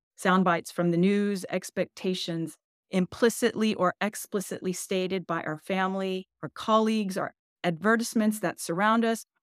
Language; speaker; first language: English; early bilingual, other home language; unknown